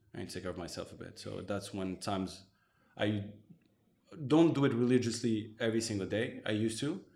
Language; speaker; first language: English; non-native, fluent; Arabic